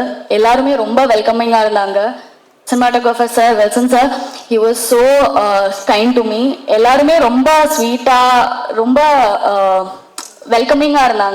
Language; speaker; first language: Tamil; non-native, fluent; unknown